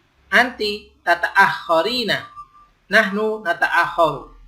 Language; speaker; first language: Arabic; non-native, fluent; Indonesian